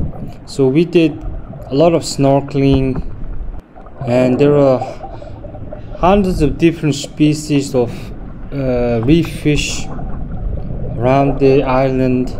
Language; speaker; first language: English; non-native, fluent; Mongolian